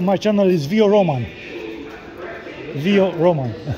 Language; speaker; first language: English; non-native, learner; Romanian